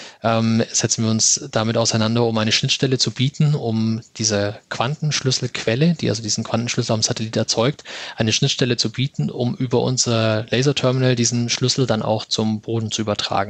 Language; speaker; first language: German; native; German